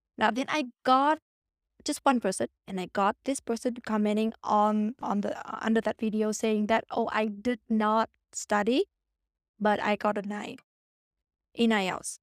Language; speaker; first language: English; non-native, fluent; Vietnamese